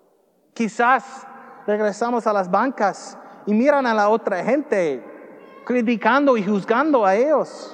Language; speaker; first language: Spanish; non-native, learner; English